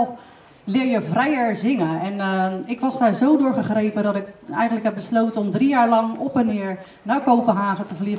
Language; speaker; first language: Dutch; native; Dutch